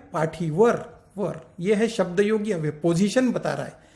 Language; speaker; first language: Hindi; non-native, local second language; Marathi